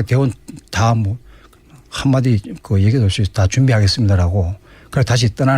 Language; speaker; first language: Korean; native; Korean